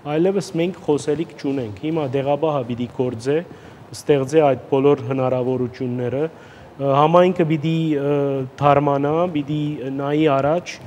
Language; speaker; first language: Armenian; early bilingual, heritage; Armenian